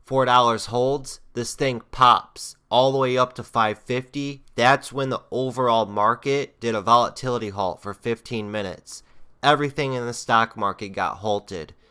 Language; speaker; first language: English; native; English